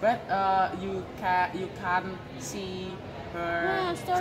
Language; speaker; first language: English; non-native, learner; Indonesian